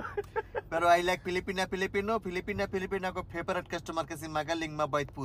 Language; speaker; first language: Filipino; non-native, learner; Bangla